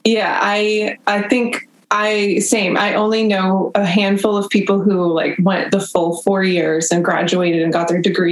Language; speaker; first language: English; native; English